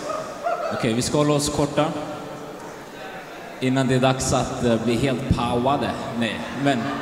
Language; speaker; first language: Swedish; early bilingual, other home language; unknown